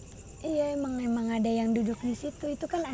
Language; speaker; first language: Indonesian; native; Indonesian